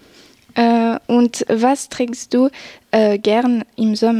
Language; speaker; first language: German; non-native, local second language; French